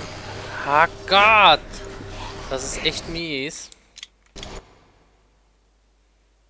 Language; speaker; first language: German; native; German